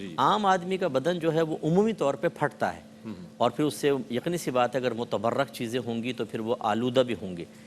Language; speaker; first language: Urdu; native; Urdu